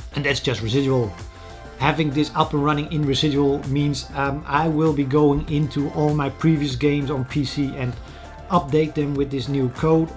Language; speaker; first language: English; non-native, fluent; Dutch